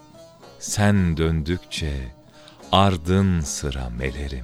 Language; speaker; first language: Turkish; native; Turkish